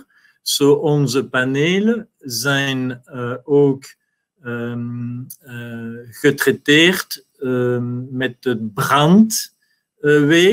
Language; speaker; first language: Dutch; non-native, learner; French